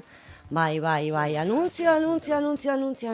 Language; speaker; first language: Basque; non-native, local second language; Spanish